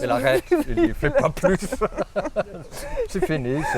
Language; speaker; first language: French; non-native, fluent; English